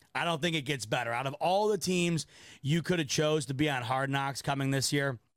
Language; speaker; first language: English; native; English